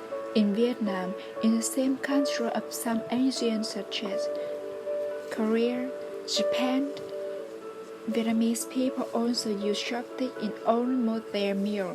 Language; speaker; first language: English; non-native, learner; Vietnamese